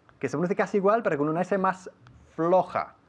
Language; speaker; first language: Spanish; non-native, fluent; English